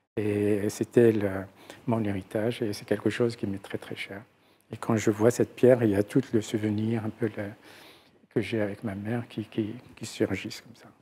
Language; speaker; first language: French; non-native, local second language; Arabic